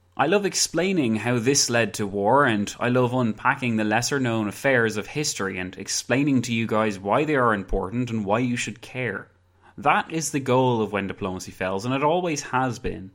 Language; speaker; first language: English; native; English